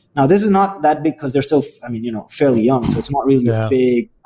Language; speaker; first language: English; non-native, fluent; Arabic